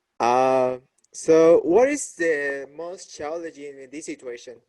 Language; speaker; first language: English; non-native, learner; Spanish